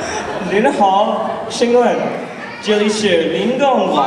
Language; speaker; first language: Chinese; non-native, learner; English